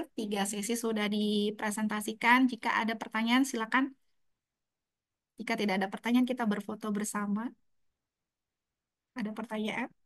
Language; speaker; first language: Indonesian; native; Indonesian